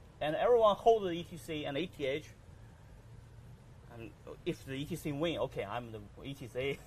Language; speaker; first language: English; non-native, learner; Chinese